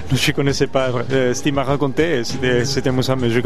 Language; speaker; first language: French; non-native, fluent; Spanish